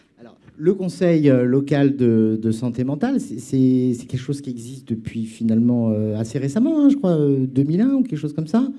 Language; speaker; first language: French; native; French